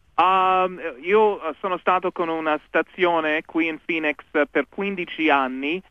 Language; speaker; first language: Italian; non-native, learner; English